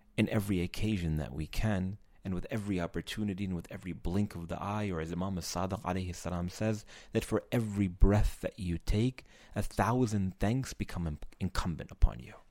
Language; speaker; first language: English; native; English